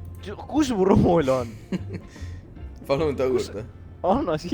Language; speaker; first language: Estonian; native; Estonian